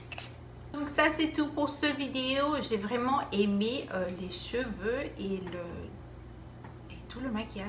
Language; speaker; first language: French; non-native, fluent; Spanish